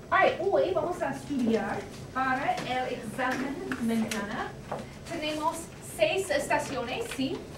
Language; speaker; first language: Spanish; non-native, fluent; English